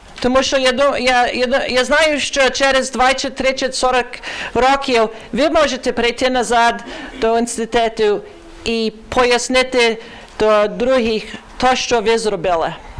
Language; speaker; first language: Ukrainian; early bilingual, heritage; Ukrainian